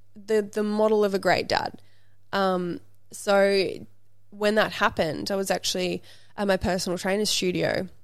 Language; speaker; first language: English; native; English